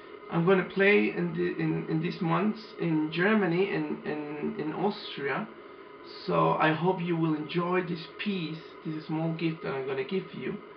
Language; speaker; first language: English; non-native, fluent; Spanish